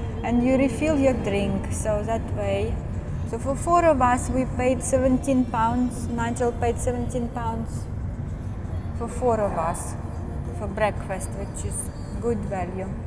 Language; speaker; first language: English; non-native, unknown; Russian